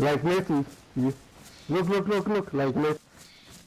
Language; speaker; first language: English; non-native, learner; Romanian